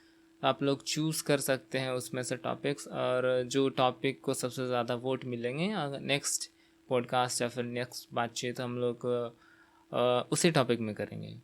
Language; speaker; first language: Hindi; non-native, local second language; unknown